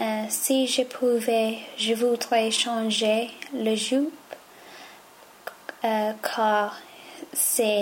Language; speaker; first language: French; non-native, learner; English